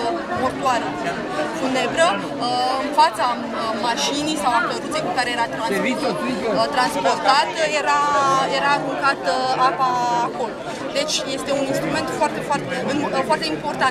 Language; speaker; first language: Romanian; native; Romanian